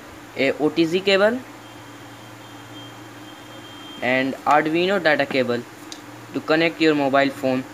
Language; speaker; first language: English; non-native, learner; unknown